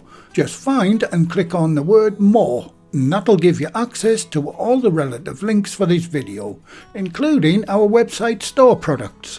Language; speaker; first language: English; native; English